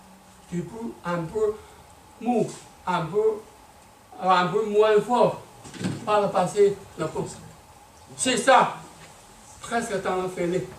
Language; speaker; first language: French; non-native, learner; Chinese